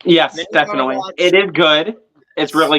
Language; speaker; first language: English; native; English